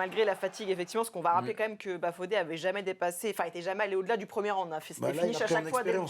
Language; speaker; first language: French; native; French